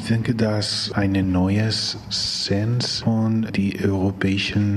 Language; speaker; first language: German; non-native, learner; Spanish